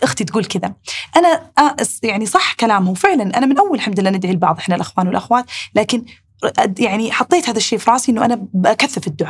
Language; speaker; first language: Arabic; native; Arabic